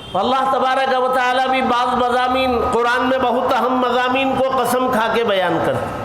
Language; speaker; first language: Urdu; native; Urdu